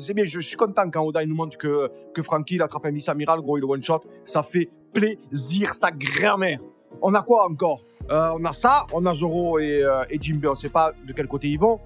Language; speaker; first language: French; native; French